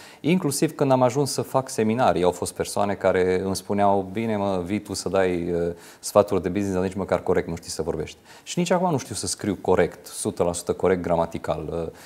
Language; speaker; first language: Romanian; non-native, local second language; Hungarian